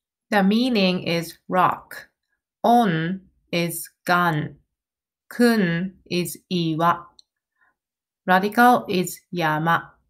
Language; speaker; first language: English; non-native, fluent; Japanese